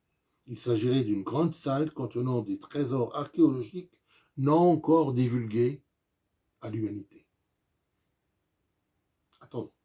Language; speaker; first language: French; native; French